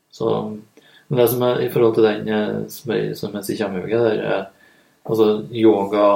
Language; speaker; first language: Norwegian; native; Norwegian